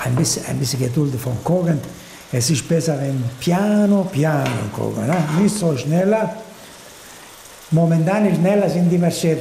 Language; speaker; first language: German; non-native, learner; Italian